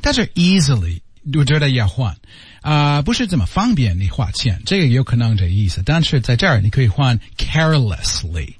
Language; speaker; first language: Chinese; non-native, learner; English